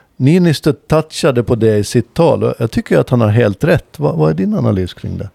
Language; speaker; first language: Swedish; native; Swedish